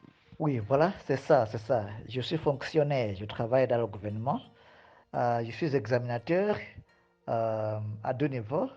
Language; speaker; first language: French; non-native, fluent; Nyanja